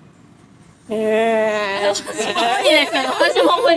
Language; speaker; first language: Japanese; non-native, fluent; Cantonese